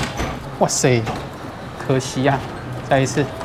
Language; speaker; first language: Chinese; native; Chinese